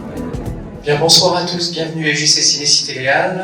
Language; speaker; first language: French; native; French